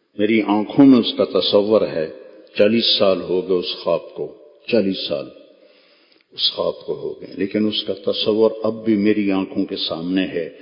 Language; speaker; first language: Urdu; non-native, local second language; Punjabi